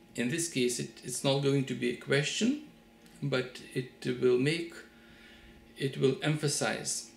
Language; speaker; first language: English; non-native, fluent; Lithuanian